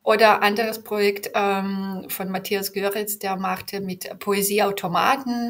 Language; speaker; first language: German; non-native, fluent; Belarusian